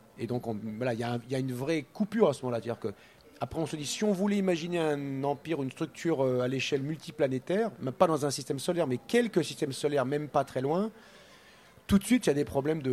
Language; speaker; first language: French; native; French